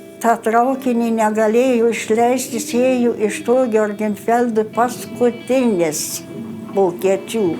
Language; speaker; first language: Lithuanian; early bilingual, other home language; German